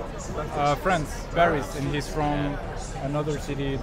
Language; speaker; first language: English; non-native, fluent; French